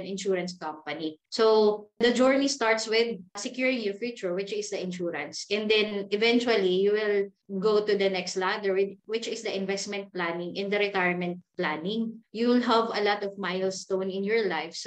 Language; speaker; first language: English; non-native, local second language; Cebuano